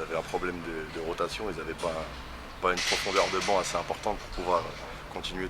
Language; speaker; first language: French; native; French